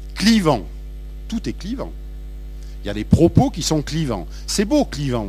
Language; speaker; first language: French; native; French